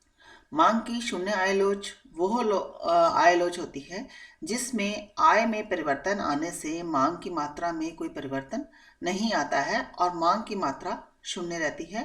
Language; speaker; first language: Hindi; native; Hindi